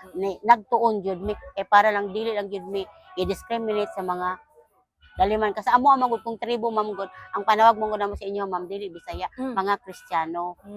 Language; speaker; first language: Cebuano; non-native, local second language; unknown